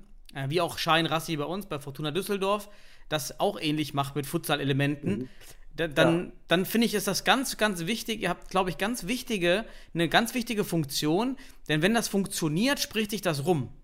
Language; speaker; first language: German; native; German